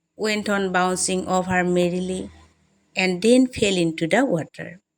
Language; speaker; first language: English; non-native, local second language; Assamese